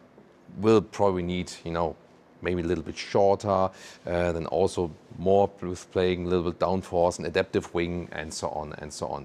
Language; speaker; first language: English; non-native, fluent; German